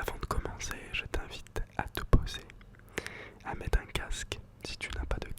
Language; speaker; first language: French; native; French